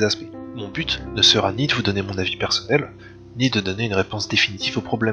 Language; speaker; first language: French; native; French